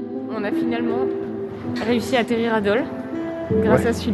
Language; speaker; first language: French; native; French